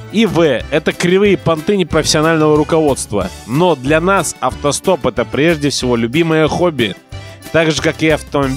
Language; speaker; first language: Russian; native; Russian